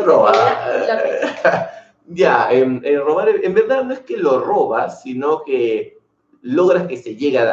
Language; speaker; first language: Spanish; native; Spanish